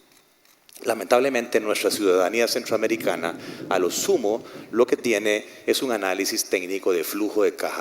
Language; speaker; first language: Spanish; native; Spanish